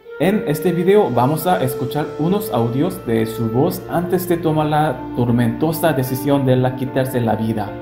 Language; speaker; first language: Spanish; non-native, fluent; Korean